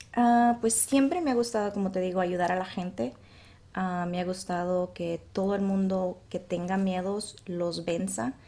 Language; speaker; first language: Spanish; native; Spanish